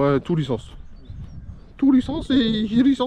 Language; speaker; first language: French; native; French